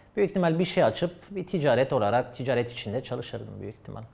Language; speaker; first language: Turkish; non-native, fluent; French